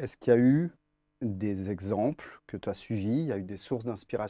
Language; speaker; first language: French; native; French